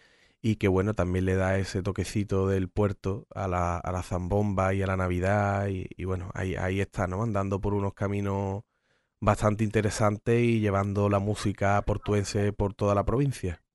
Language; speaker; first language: Spanish; native; Spanish